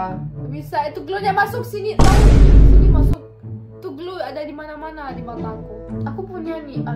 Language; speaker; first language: Indonesian; early bilingual, other home language; Russian